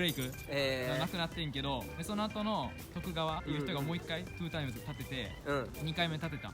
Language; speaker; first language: Japanese; native; Japanese